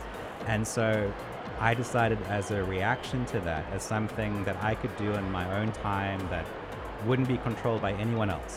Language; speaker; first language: English; native; English